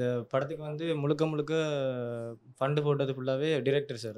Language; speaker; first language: Tamil; native; Tamil